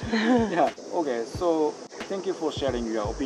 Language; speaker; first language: English; non-native, fluent; Japanese